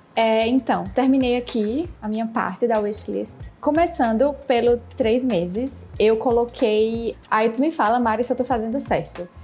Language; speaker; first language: Portuguese; native; Portuguese